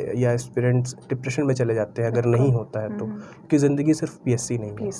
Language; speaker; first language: Hindi; native; Hindi